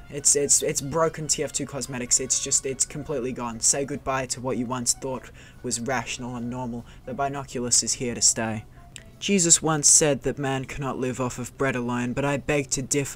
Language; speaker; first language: English; native; English